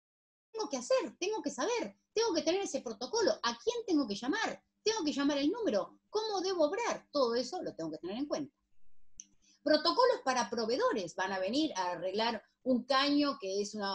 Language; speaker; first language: Spanish; native; Spanish